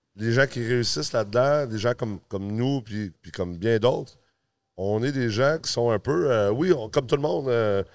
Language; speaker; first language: French; early bilingual, other home language; English